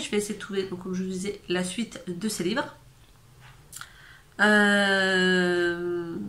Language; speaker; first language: French; native; French